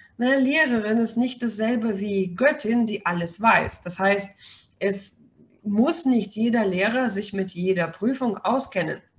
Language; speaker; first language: German; non-native, fluent; Russian